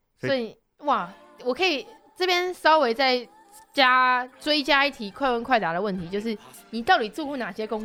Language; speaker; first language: Chinese; native; Chinese